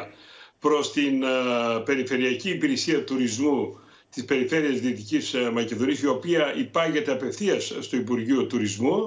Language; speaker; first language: Greek; native; Greek